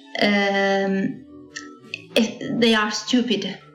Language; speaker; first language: English; non-native, learner; Italian